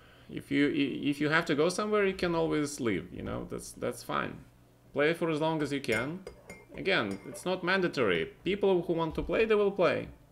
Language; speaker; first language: English; non-native, fluent; Russian